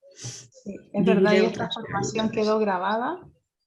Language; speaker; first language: Spanish; native; Spanish